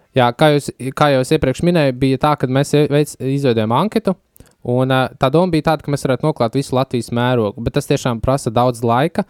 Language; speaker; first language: Latvian; native; Latvian